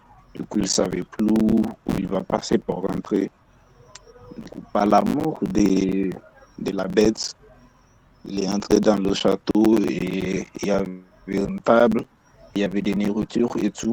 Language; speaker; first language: French; non-native, learner; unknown